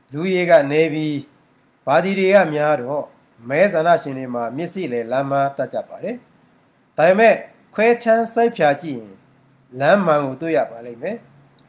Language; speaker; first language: Burmese; non-native, local second language; Mon